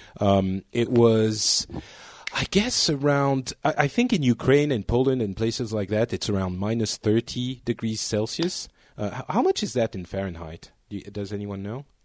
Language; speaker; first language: English; non-native, fluent; French